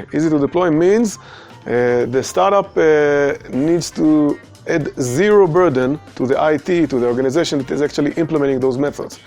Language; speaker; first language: English; non-native, fluent; Hebrew